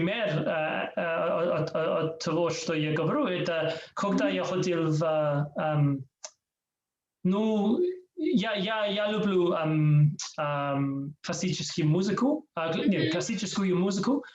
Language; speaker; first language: Russian; non-native, learner; English